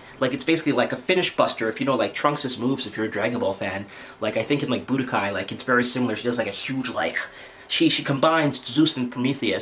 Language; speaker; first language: English; native; English